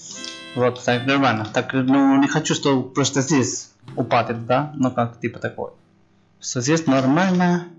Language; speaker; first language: Russian; non-native, learner; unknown